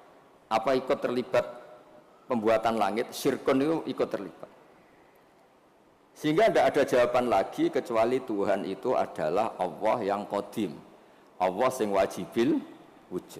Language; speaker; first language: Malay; non-native, local second language; Javanese